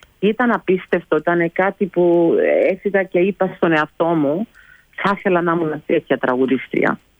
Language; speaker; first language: Greek; early bilingual, heritage; Greek